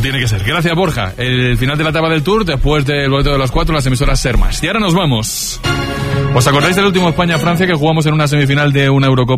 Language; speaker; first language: Spanish; native; Spanish